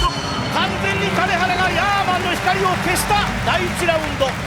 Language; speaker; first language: Japanese; native; Japanese